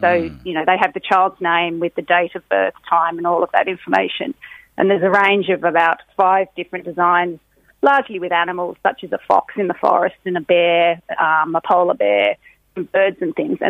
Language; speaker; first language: English; native; English